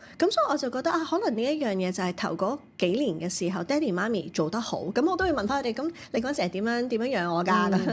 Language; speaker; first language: Cantonese; early bilingual, heritage; Cantonese